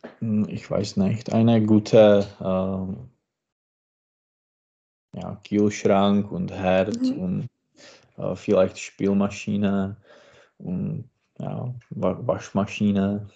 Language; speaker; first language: German; non-native, learner; Czech